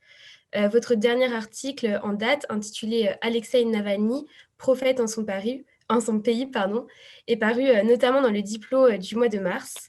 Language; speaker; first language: French; native; French